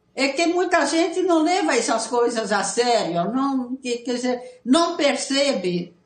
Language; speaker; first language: Portuguese; non-native, fluent; Italian